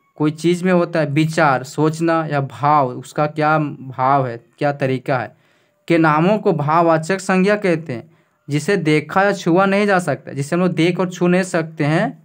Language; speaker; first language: Hindi; native; Hindi